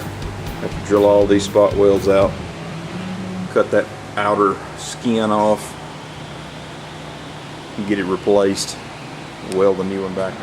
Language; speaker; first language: English; native; English